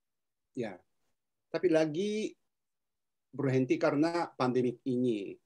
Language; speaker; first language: Indonesian; non-native, fluent; Japanese